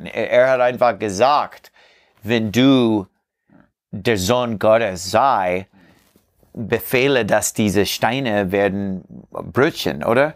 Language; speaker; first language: German; non-native, learner; English